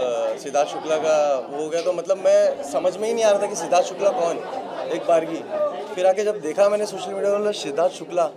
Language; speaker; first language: Hindi; native; Hindi